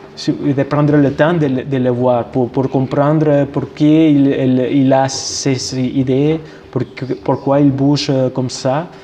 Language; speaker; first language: French; non-native, fluent; Spanish